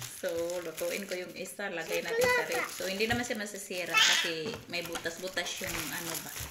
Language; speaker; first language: Filipino; non-native, local second language; Cebuano